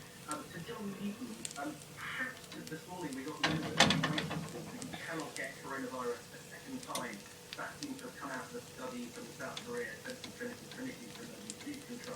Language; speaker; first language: English; native; English